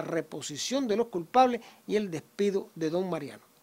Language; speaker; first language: Spanish; native; Spanish